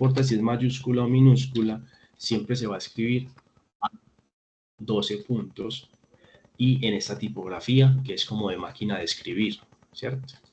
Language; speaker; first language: Spanish; native; Spanish